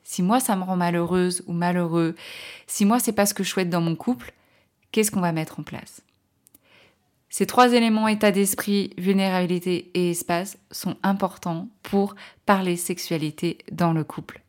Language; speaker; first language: French; native; French